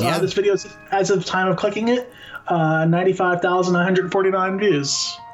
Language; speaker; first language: English; native; English